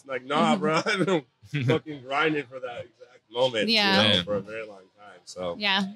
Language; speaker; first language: English; native; English